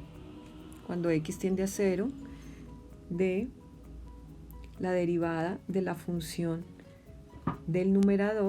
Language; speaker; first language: Spanish; native; Spanish